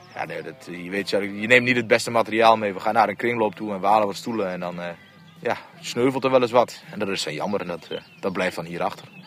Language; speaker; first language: Dutch; native; Dutch